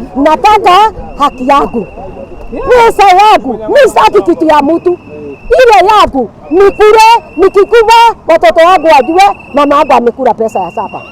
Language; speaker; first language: Swahili; non-native, local second language; Kikuyu